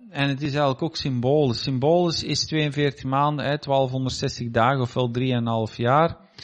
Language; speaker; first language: Dutch; native; Dutch